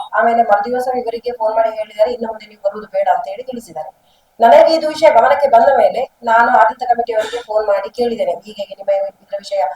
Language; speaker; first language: Kannada; non-native, local second language; Tulu